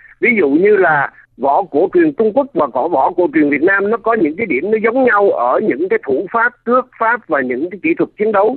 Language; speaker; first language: Vietnamese; native; Vietnamese